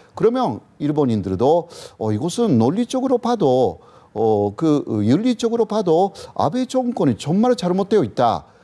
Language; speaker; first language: Korean; non-native, fluent; Japanese